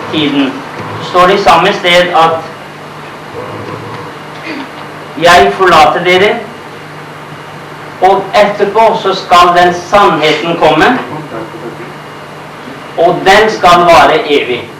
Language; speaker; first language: Norwegian; non-native, fluent; Urdu